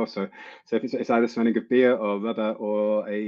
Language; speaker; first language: English; native; English